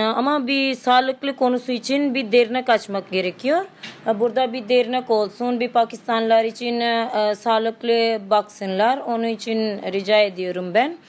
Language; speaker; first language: Turkish; non-native, learner; Urdu